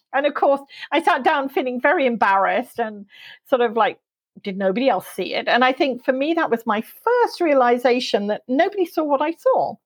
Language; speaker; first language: English; native; English